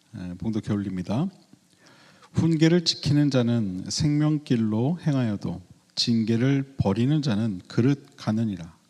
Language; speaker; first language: Korean; native; Korean